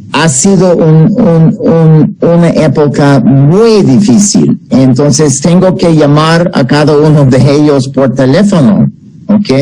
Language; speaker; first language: Spanish; non-native, fluent; English